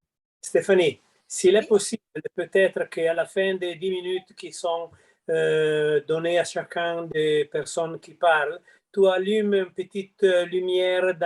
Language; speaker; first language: French; non-native, fluent; Italian